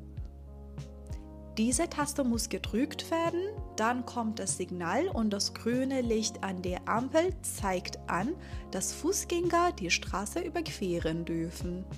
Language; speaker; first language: German; non-native, fluent; Persian